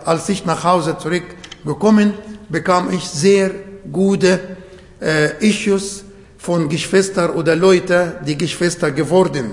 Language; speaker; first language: German; non-native, fluent; Arabic